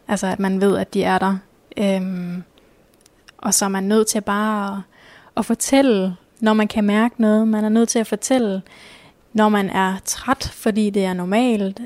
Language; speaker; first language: Danish; native; Danish